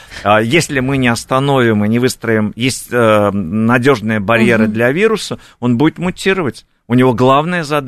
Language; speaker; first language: Russian; native; Russian